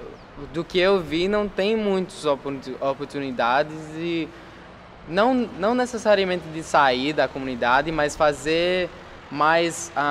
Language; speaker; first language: Portuguese; non-native, fluent; English